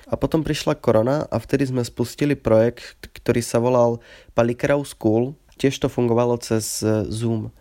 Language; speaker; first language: Slovak; native; Slovak